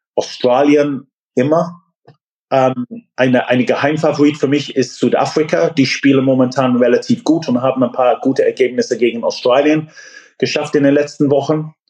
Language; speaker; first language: German; non-native, fluent; English